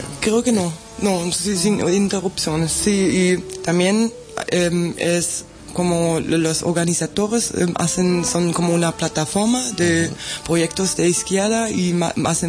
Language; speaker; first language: Spanish; non-native, fluent; German